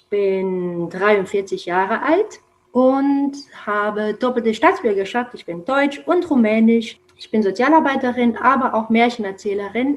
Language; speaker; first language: German; non-native, fluent; Romanian